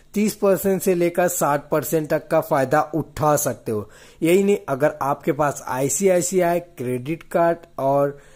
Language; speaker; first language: Hindi; native; Hindi